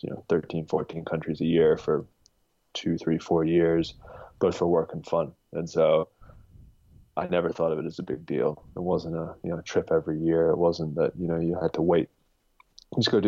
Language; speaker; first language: English; native; English